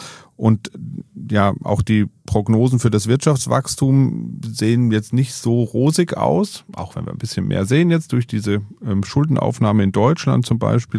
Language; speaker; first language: German; native; German